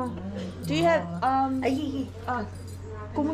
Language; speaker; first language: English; non-native, learner; Korean